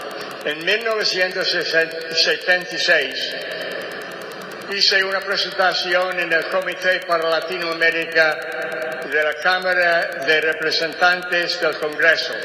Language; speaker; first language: Spanish; non-native, fluent; English